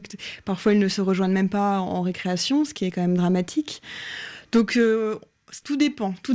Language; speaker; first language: French; native; French